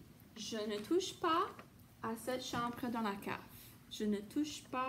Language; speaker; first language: French; non-native, fluent; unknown